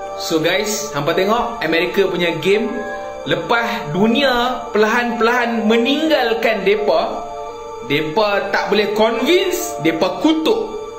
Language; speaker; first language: Malay; native; Malay